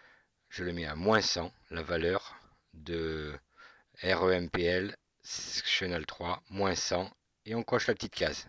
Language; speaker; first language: French; native; French